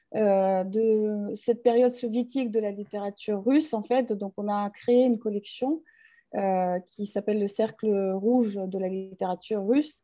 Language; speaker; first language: French; non-native, fluent; Russian